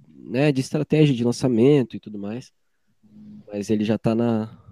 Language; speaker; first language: Portuguese; native; Portuguese